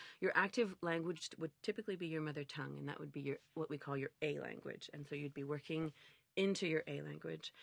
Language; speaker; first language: English; native; English